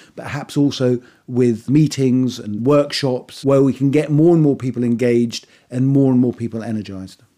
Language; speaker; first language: English; early bilingual, other home language; Persian